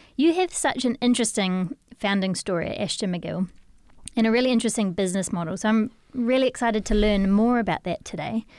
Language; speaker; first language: English; native; English